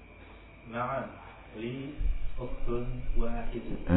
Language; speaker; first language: Arabic; non-native, learner; Indonesian